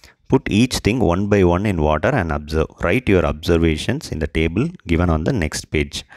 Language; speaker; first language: English; non-native, local second language; Tamil